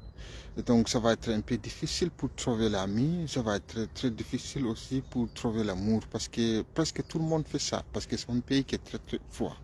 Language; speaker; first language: French; non-native, fluent; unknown